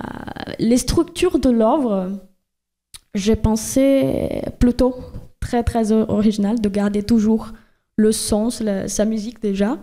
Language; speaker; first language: French; non-native, fluent; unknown